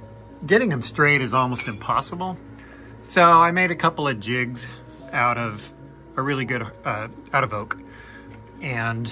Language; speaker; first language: English; native; English